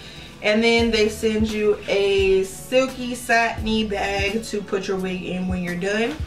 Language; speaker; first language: English; native; English